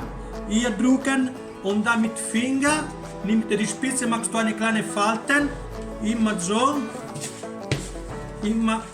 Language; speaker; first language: German; non-native, learner; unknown